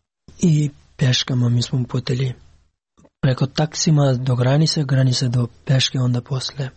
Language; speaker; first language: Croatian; non-native, learner; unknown